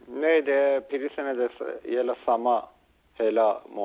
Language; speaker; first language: Swedish; non-native, learner; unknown